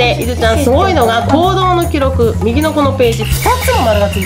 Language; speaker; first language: Japanese; native; Japanese